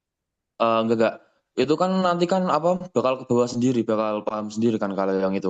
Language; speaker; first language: Indonesian; native; Indonesian